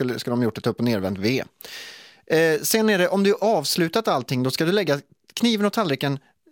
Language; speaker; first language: Swedish; native; Swedish